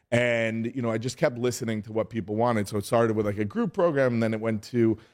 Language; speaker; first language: English; native; English